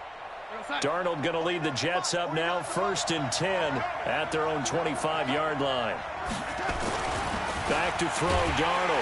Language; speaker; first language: English; native; English